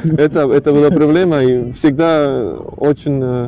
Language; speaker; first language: Russian; non-native, learner; Spanish